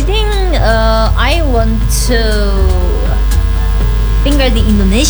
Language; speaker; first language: English; non-native, learner; Korean